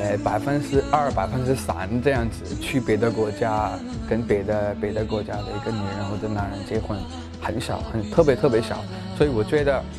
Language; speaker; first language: Chinese; non-native, fluent; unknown